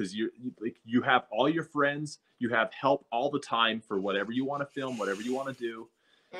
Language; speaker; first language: English; native; English